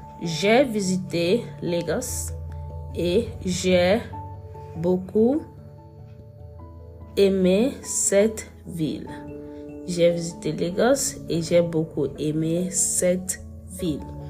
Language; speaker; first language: French; non-native, fluent; Yoruba